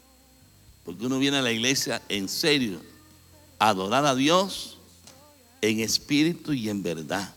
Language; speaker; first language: Spanish; native; Spanish